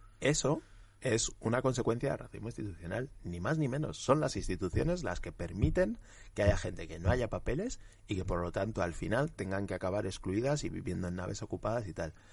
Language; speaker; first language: Spanish; early bilingual, other home language; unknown